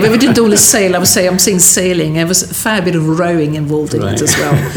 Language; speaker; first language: English; non-native, fluent; Swedish